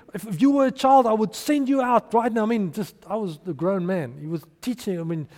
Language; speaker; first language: English; non-native, local second language; Afrikaans